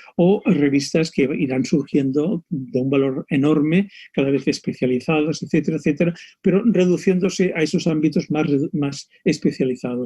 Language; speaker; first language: Spanish; native; Spanish